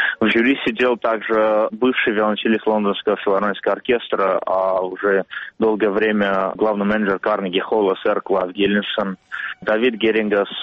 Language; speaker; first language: Russian; non-native, local second language; Armenian